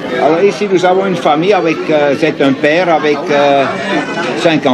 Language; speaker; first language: French; non-native, fluent; Swiss German